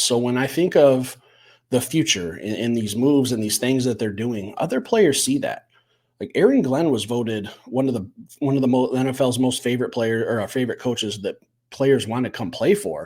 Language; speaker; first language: English; native; English